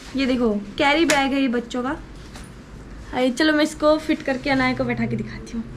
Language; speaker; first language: Hindi; native; Hindi